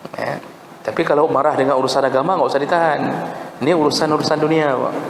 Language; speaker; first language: Malay; non-native, local second language; Achinese